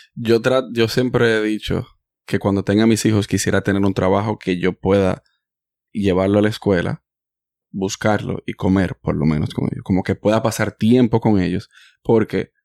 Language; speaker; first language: Spanish; native; Spanish